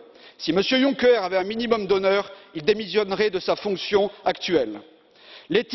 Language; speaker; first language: French; native; French